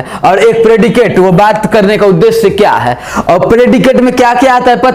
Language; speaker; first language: Hindi; native; Hindi